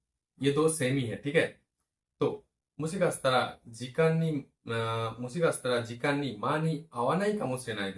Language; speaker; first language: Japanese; non-native, fluent; Bangla